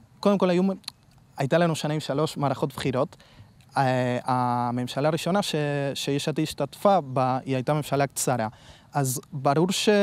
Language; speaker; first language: Hebrew; non-native, fluent; Spanish